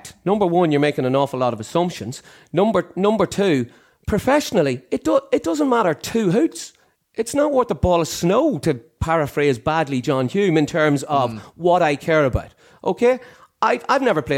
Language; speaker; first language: English; native; English